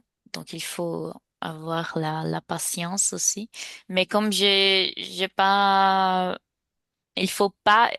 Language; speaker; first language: French; non-native, fluent; Portuguese